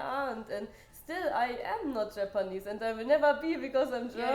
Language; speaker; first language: English; non-native, fluent; German